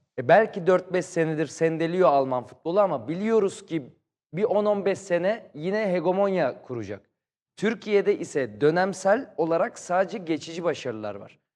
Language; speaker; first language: Turkish; native; Turkish